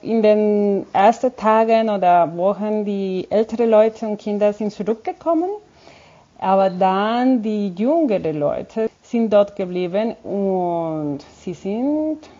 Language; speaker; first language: German; non-native, fluent; Spanish